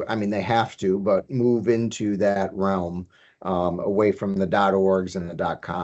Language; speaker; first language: English; native; English